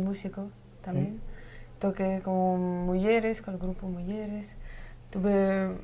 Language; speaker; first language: Spanish; non-native, learner; French